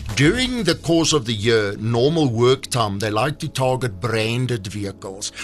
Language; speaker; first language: English; non-native, local second language; Afrikaans